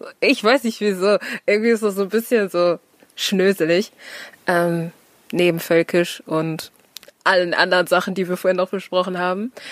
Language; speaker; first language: German; native; German